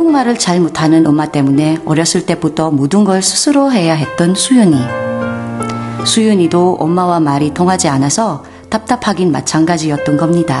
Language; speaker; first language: Korean; native; Korean